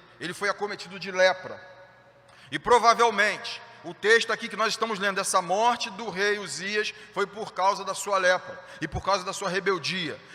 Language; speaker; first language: Portuguese; native; Portuguese